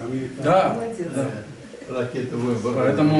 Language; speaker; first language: Russian; non-native, local second language; Tatar